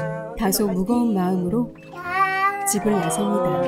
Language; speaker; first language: Korean; native; Korean